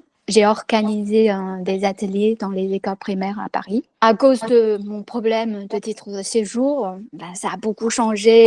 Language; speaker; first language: French; non-native, fluent; Chinese